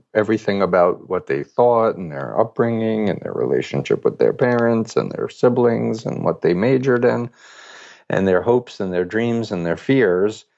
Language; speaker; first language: English; native; English